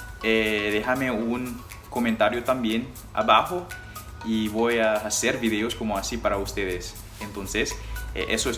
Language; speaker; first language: Spanish; early bilingual, heritage; Spanish